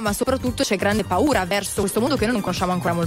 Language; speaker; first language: Italian; native; Italian